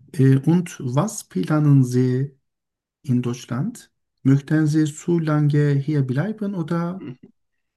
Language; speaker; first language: German; non-native, learner; Turkish